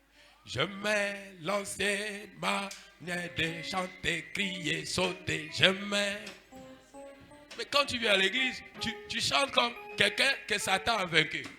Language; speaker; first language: French; non-native, local second language; Lingala